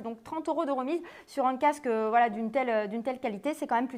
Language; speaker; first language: French; native; French